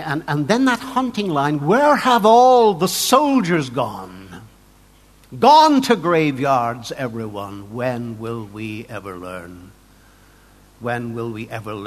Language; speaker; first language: English; native; English